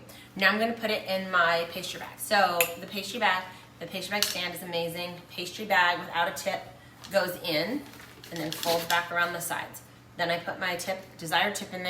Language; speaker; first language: English; native; English